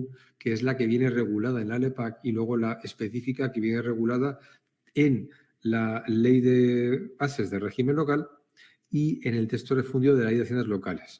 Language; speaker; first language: Spanish; native; Spanish